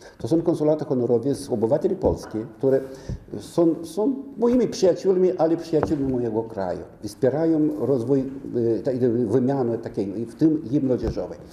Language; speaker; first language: Polish; non-native, fluent; Romanian